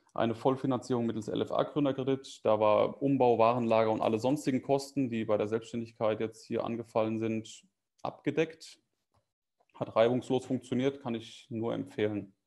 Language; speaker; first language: German; native; German